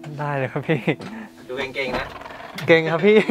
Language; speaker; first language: Thai; native; Thai